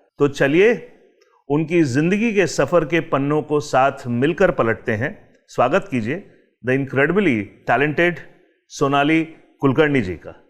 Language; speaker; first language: Hindi; native; Hindi